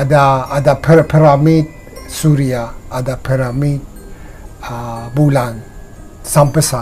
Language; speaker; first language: Indonesian; non-native, learner; Persian